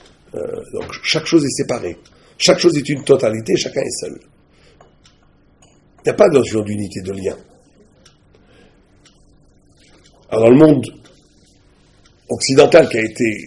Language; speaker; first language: French; native; French